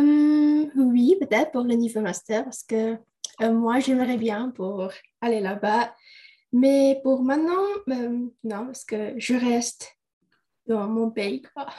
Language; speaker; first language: French; non-native, learner; Indonesian